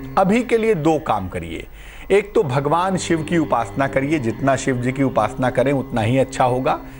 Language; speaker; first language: Hindi; native; Hindi